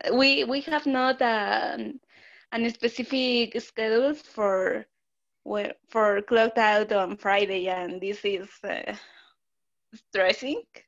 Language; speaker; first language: English; non-native, learner; Spanish